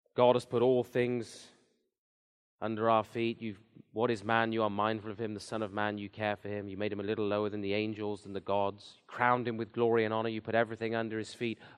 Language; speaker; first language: English; native; English